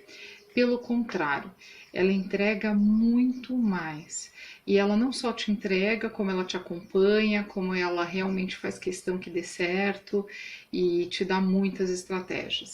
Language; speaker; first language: Portuguese; native; Portuguese